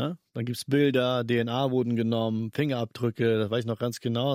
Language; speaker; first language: German; early bilingual, other home language; Albanian